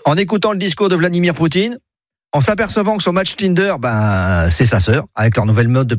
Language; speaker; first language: French; native; French